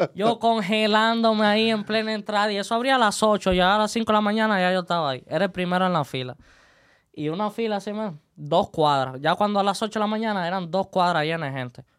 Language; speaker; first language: Spanish; native; Spanish